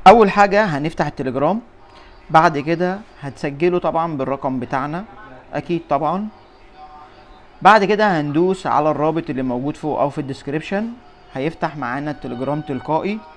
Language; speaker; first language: Arabic; native; Arabic